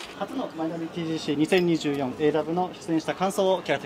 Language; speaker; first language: Japanese; native; Japanese